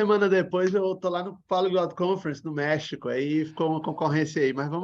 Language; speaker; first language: Portuguese; native; Portuguese